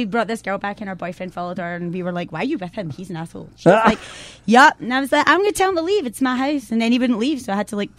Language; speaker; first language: English; native; English